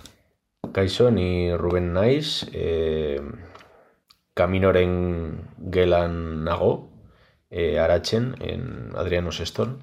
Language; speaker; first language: Basque; non-native, learner; Spanish